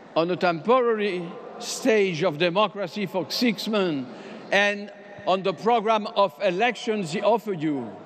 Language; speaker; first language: English; non-native, fluent; French